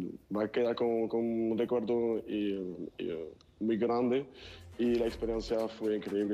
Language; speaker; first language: Spanish; non-native, fluent; French